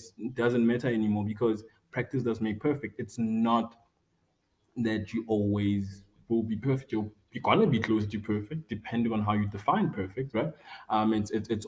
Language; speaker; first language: English; non-native, local second language; Tswana